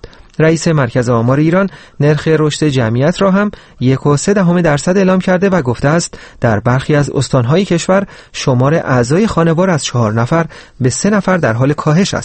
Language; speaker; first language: Persian; native; Persian